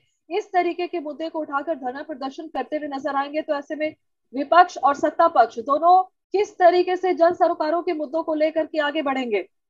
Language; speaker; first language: Hindi; native; Hindi